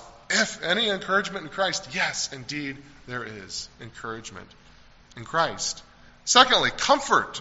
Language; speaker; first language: English; native; English